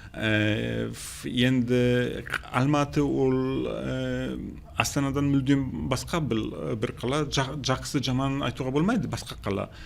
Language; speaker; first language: Kazakh; non-native, fluent; Polish